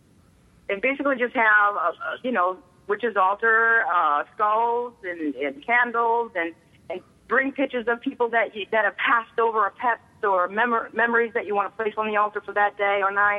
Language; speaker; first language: English; native; English